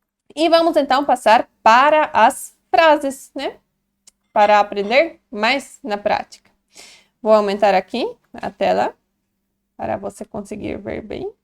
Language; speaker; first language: Portuguese; non-native, fluent; Polish